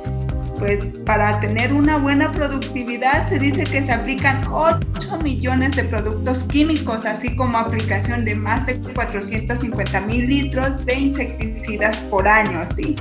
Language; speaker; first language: Spanish; native; Spanish